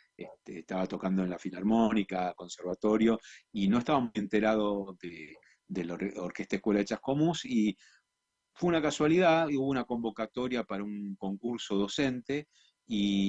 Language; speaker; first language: Spanish; native; Spanish